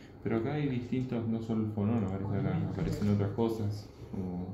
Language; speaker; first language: Spanish; native; Spanish